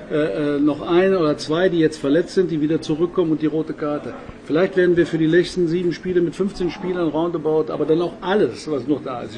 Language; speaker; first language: German; native; German